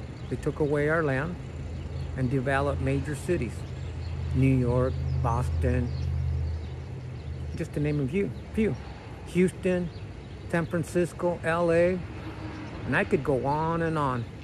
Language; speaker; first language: English; early bilingual, other home language; Spanish